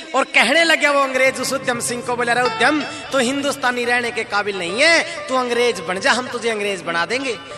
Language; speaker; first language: Hindi; native; Hindi